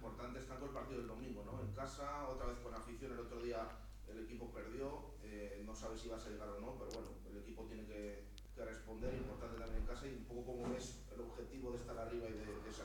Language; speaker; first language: Spanish; native; Spanish